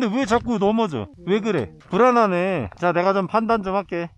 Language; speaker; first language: Korean; native; Korean